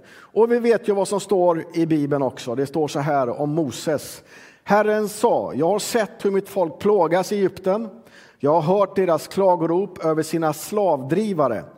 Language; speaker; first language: Swedish; native; Swedish